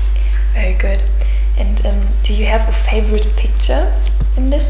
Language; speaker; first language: English; non-native, fluent; German